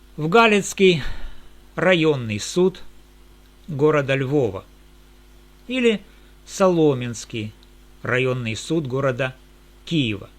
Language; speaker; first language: Russian; native; Russian